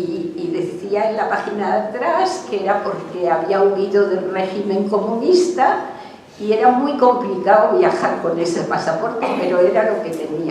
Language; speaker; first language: Spanish; early bilingual, other home language; Hungarian